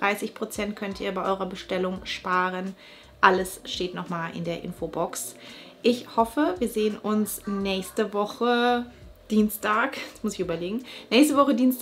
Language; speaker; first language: German; native; German